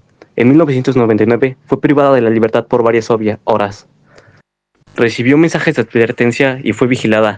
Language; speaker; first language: Spanish; native; Spanish